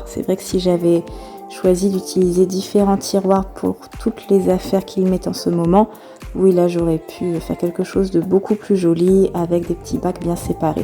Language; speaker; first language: French; native; French